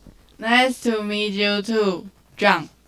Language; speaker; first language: English; non-native, learner; Chinese